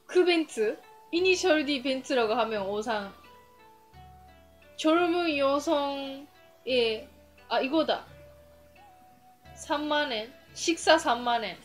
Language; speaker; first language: Korean; non-native, fluent; Japanese